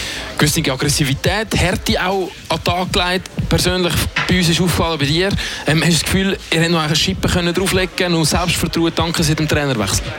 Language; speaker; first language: German; native; German